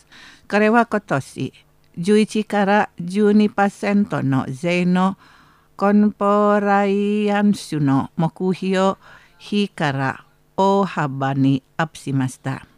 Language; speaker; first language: Japanese; non-native, fluent; Indonesian